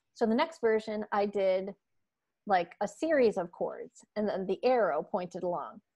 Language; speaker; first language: English; native; English